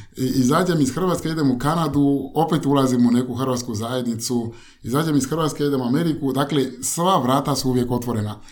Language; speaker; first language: Croatian; non-native, fluent; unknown